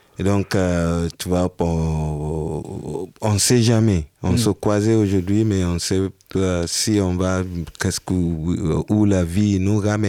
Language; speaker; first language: French; non-native, learner; Yoruba